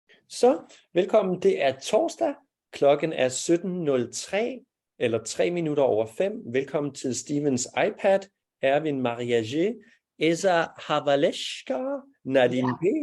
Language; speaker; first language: Danish; non-native, fluent; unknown